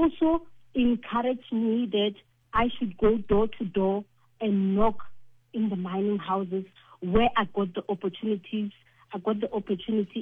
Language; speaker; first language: English; non-native, local second language; Northern Sotho